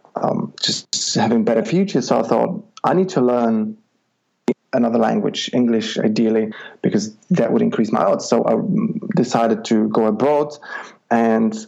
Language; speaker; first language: English; non-native, fluent; Czech